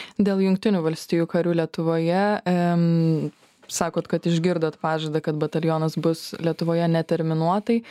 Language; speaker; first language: Lithuanian; native; Lithuanian